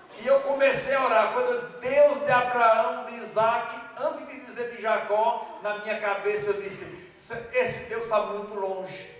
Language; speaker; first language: Portuguese; non-native, fluent; Malagasy